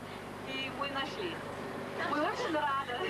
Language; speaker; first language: Russian; non-native, learner; German